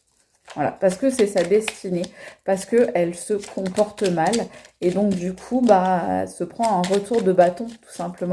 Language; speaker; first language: French; native; French